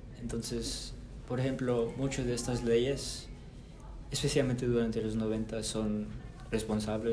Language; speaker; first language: Spanish; early bilingual, heritage; Spanish